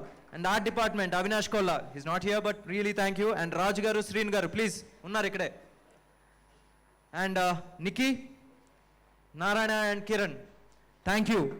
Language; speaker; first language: Telugu; native; Telugu